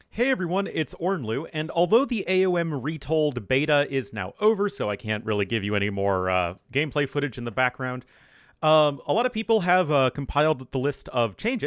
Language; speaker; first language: English; native; English